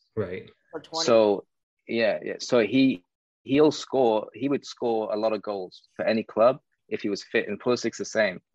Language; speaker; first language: English; native; English